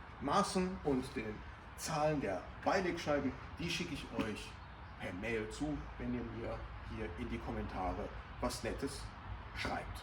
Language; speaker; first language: German; native; German